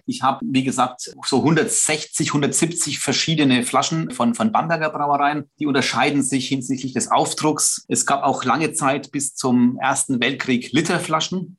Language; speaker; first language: German; native; German